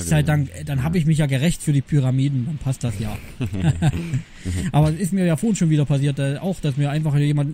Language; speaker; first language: German; native; German